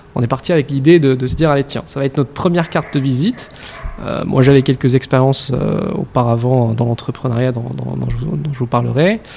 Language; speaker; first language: French; non-native, local second language; Arabic